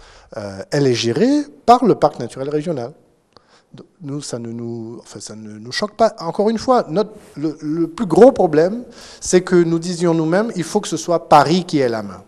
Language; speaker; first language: French; native; French